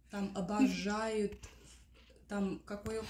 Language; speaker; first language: Russian; early bilingual, heritage; Russian